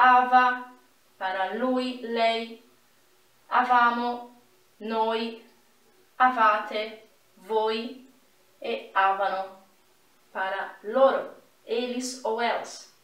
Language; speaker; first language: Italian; non-native, fluent; Portuguese